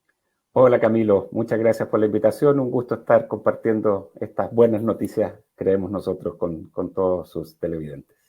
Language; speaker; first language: Spanish; native; Spanish